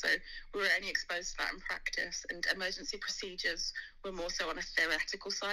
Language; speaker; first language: English; native; English